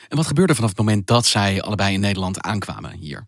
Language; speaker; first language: Dutch; native; Dutch